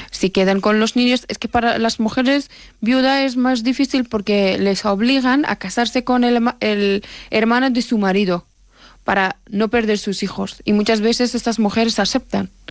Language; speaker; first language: Spanish; non-native, fluent; Persian